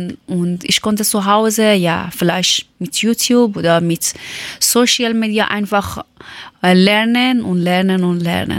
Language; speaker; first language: German; non-native, learner; Persian